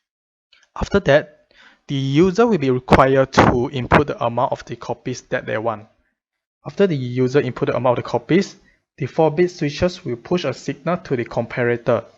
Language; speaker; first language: English; non-native, fluent; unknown